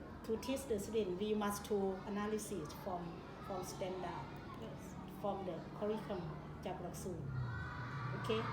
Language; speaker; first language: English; non-native, learner; Thai